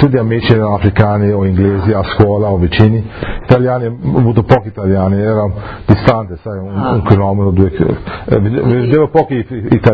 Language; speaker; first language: Italian; early bilingual, heritage; English